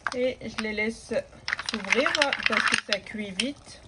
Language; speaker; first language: French; non-native, local second language; Arabic